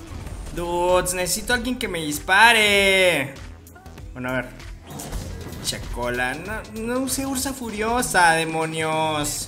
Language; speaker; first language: Spanish; native; Spanish